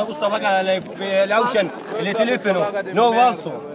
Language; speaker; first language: Italian; non-native, learner; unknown